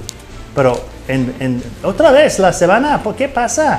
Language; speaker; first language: Spanish; non-native, fluent; English